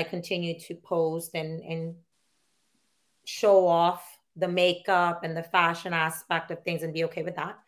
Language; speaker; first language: English; non-native, local second language; Filipino